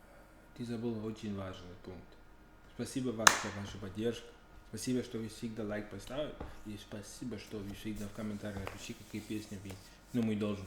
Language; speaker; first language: Russian; non-native, learner; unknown